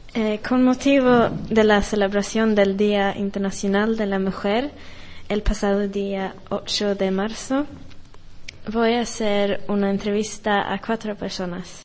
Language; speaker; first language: Spanish; non-native, fluent; Swedish